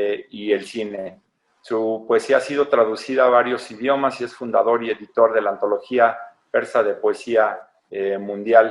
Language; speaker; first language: Spanish; native; Spanish